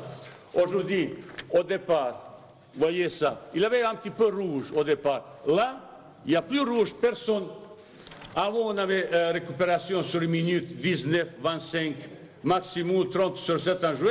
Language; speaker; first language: French; non-native, fluent; Bosnian